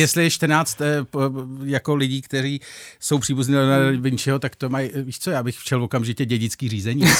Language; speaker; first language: Czech; native; Czech